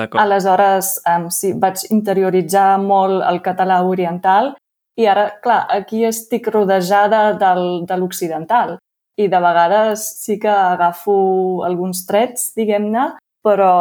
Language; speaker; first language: Catalan; non-native, fluent; German